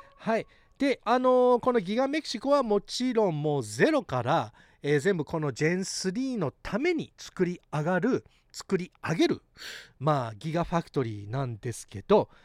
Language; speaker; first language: Japanese; early bilingual, heritage; Japanese